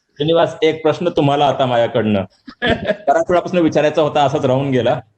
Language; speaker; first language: Marathi; native; Marathi